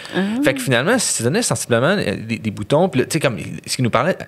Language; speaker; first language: French; native; French